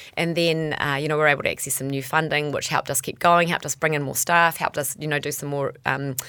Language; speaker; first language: English; native; English